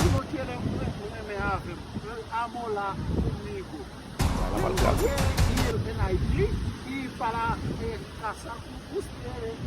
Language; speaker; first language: Portuguese; non-native, learner; Haitian Creole